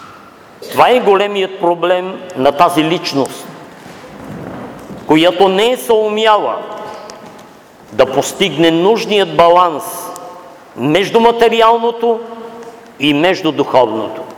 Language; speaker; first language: Bulgarian; native; Bulgarian